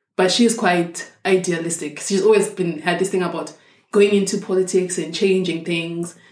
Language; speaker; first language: English; non-native, local second language; Shona